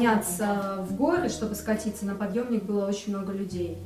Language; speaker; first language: Russian; native; Russian